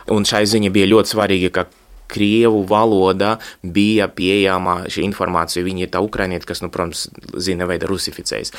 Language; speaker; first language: Latvian; non-native, local second language; Russian